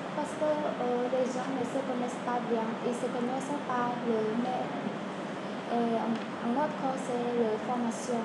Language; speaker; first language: French; non-native, learner; Khmer